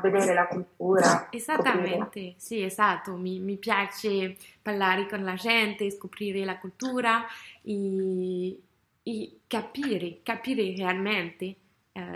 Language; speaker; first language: Italian; non-native, learner; French